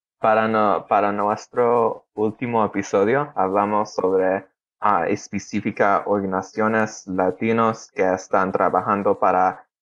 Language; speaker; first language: Spanish; early bilingual, heritage; Spanish